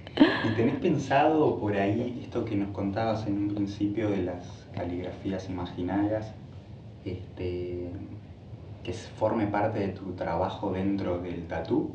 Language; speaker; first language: Spanish; native; Spanish